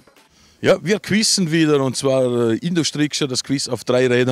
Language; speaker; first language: German; native; German